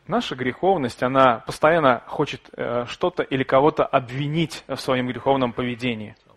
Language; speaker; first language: Russian; native; Russian